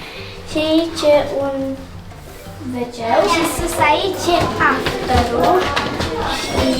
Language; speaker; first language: Romanian; early bilingual, other home language; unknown